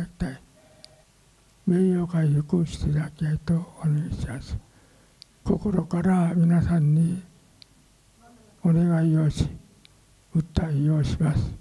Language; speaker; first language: Japanese; non-native, local second language; Korean